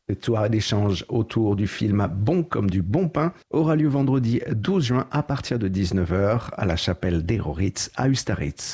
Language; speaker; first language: French; native; French